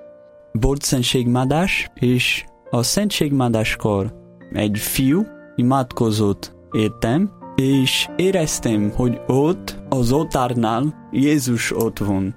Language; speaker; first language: Hungarian; non-native, learner; Portuguese